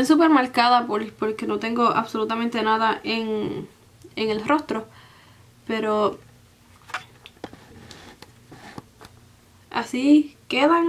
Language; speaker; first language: Spanish; early bilingual, heritage; Spanish